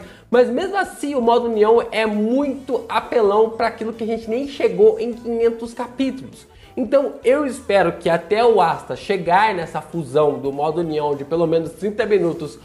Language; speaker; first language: Portuguese; native; Portuguese